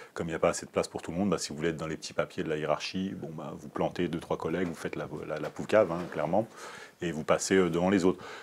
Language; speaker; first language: French; native; French